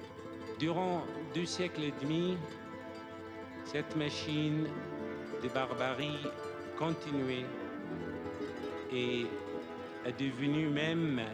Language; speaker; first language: French; non-native, fluent; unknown